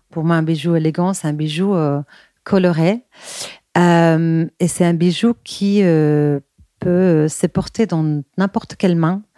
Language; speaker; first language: French; non-native, fluent; Spanish